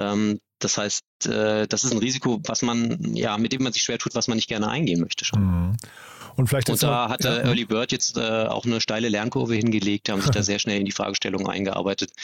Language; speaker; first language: German; native; German